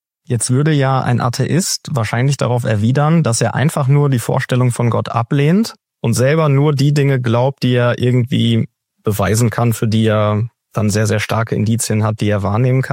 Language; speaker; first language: German; native; German